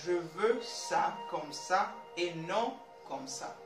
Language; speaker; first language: French; non-native, learner; English